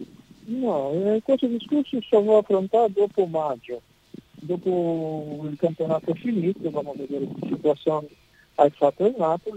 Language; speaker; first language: Italian; non-native, learner; Portuguese